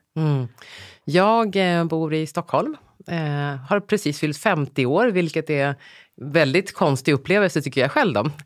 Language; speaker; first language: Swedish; native; Swedish